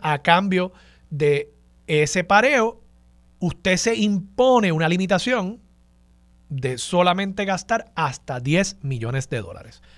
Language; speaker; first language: Spanish; native; Spanish